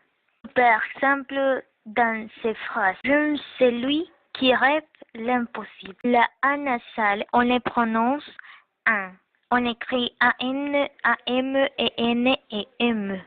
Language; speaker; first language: French; non-native, learner; Spanish